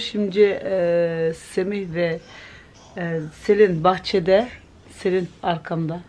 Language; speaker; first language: Turkish; early bilingual, other home language; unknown